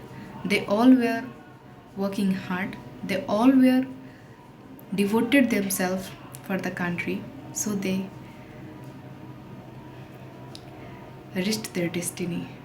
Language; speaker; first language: English; non-native, local second language; Hindi